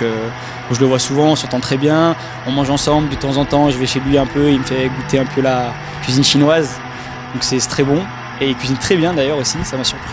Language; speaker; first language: French; native; French